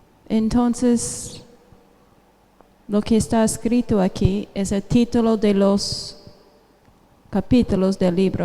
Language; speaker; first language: Spanish; non-native, fluent; English